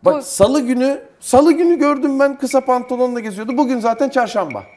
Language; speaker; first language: Turkish; native; Turkish